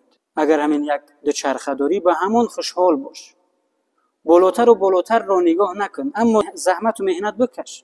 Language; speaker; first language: Persian; native; Persian